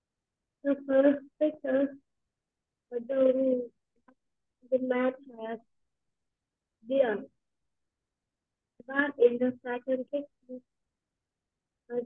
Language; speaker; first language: English; non-native, learner; Vietnamese